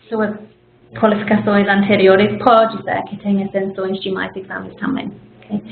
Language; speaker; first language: Portuguese; non-native, fluent; English